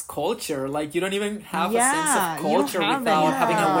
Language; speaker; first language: English; non-native, fluent; Spanish